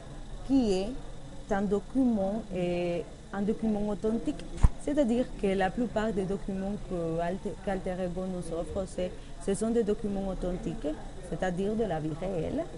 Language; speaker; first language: French; non-native, learner; Spanish